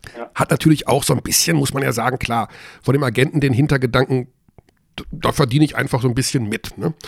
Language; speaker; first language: German; native; German